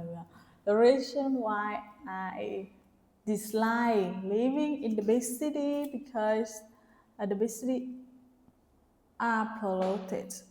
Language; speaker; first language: English; non-native, learner; Vietnamese